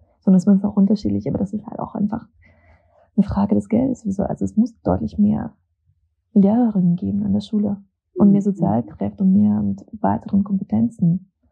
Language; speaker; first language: German; early bilingual, other home language; Russian